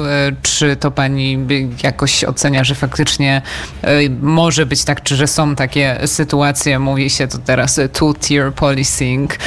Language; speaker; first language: Polish; native; Polish